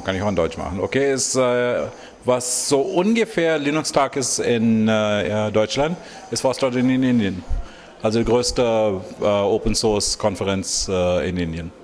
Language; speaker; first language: German; non-native, fluent; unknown